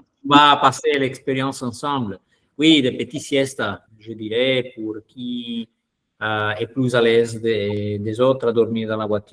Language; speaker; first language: French; non-native, fluent; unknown